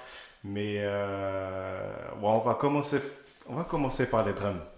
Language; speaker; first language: French; native; French